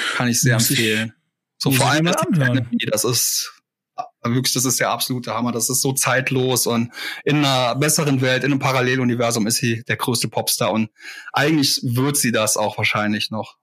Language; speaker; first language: German; native; German